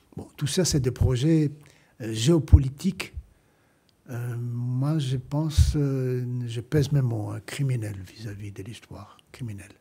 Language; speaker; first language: French; non-native, fluent; Greek